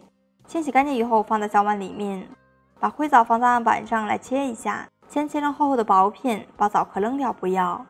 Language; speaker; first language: Chinese; native; Chinese